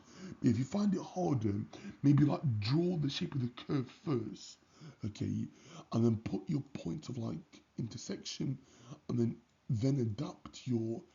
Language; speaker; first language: English; native; English